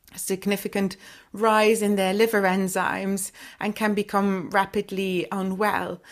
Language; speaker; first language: English; non-native, fluent; Dutch